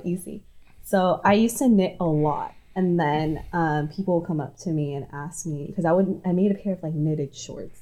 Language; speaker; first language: English; non-native, local second language; Cantonese